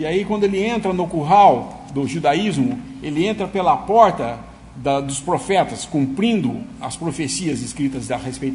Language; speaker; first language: Portuguese; native; Portuguese